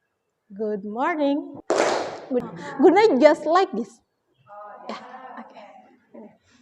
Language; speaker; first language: English; non-native, learner; Indonesian